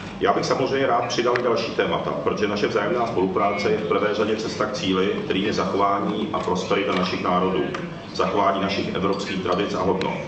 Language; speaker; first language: Czech; early bilingual, other home language; Japanese